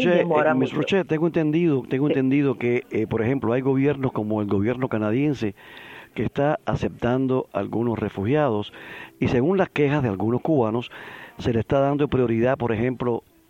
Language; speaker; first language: Spanish; native; Spanish